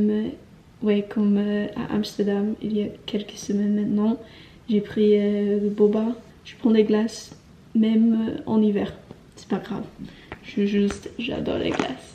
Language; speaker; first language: French; non-native, learner; English